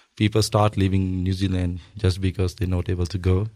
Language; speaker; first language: English; non-native, local second language; Punjabi